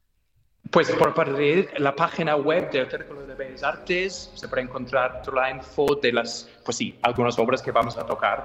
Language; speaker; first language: Spanish; non-native, fluent; English